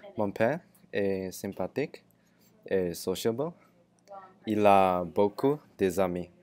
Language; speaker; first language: French; non-native, learner; English